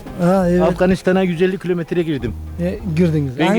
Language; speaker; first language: Turkish; non-native, learner; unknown